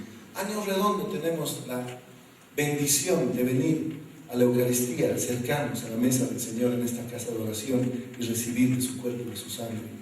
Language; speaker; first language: Spanish; native; Spanish